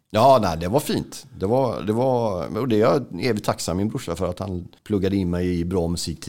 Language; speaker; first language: Swedish; native; Swedish